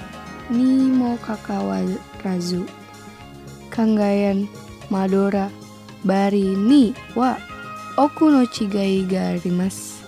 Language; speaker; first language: Japanese; non-native, fluent; Indonesian